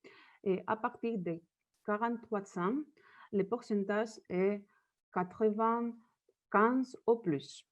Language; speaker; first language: French; non-native, learner; Spanish